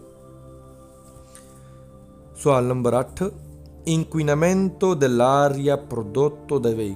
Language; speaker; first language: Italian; non-native, fluent; Punjabi